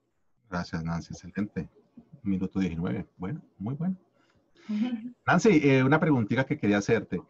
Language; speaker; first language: Spanish; native; Spanish